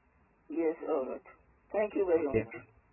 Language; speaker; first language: English; early bilingual, other home language; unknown